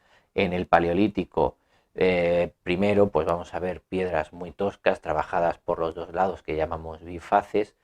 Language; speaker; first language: Spanish; native; Spanish